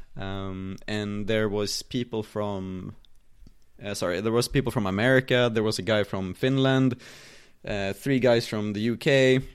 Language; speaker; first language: English; non-native, fluent; Swedish